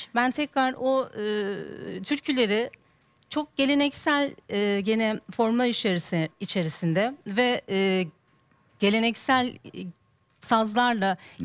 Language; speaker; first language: Turkish; native; Turkish